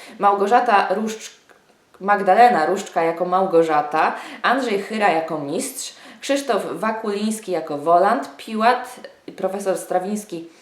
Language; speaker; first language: Polish; native; Polish